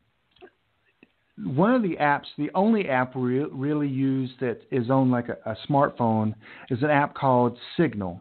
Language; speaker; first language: English; native; English